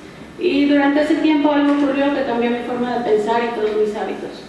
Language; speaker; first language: Spanish; native; Spanish